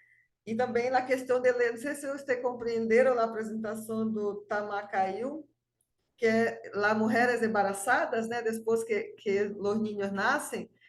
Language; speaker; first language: Portuguese; non-native, fluent; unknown